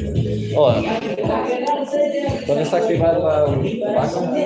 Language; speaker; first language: Spanish; non-native, learner; English